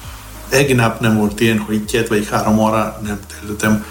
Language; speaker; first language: Hungarian; non-native, fluent; Greek